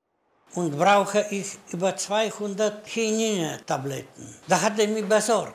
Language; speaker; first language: German; non-native, learner; Polish